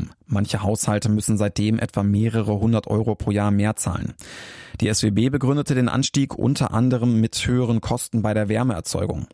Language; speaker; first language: German; native; German